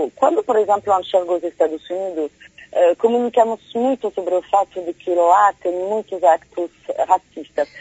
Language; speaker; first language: Portuguese; non-native, fluent; French